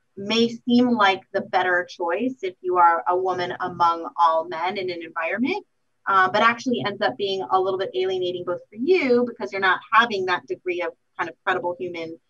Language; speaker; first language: English; native; English